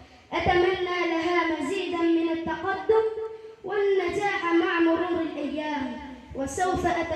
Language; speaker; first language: Arabic; non-native, learner; Urdu